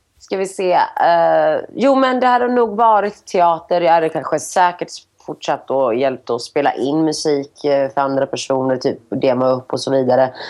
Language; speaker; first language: Swedish; early bilingual, other home language; Greek